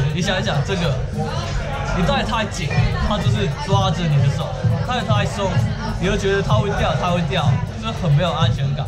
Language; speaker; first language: Chinese; non-native, local second language; Cantonese